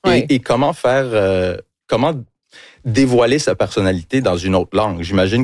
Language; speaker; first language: French; early bilingual, other home language; English